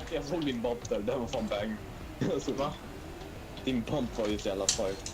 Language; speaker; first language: Swedish; native; Swedish